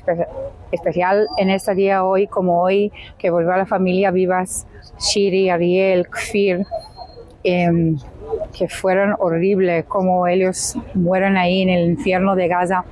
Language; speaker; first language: Spanish; non-native, learner; Hebrew